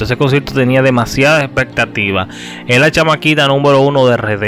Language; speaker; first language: Spanish; native; Spanish